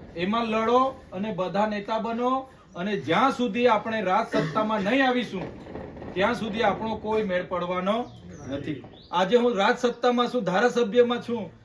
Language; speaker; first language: Gujarati; native; Gujarati